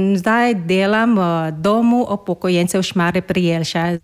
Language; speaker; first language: Slovenian; non-native, learner; Filipino